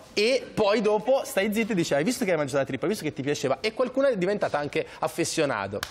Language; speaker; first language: Italian; native; Italian